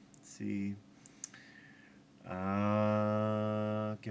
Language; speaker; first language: Spanish; non-native, fluent; English